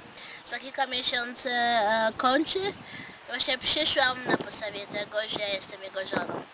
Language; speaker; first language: Polish; non-native, fluent; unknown